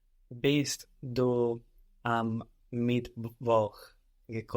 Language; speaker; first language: German; non-native, learner; English